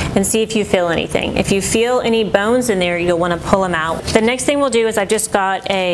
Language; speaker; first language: English; native; English